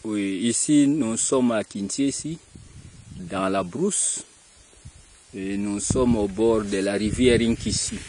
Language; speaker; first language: French; non-native, local second language; Kongo